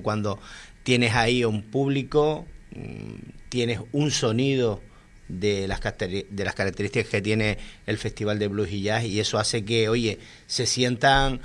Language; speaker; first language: Spanish; native; Spanish